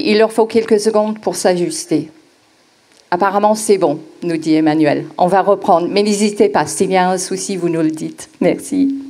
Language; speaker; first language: French; native; French